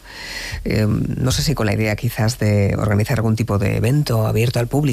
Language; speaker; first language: Spanish; native; Spanish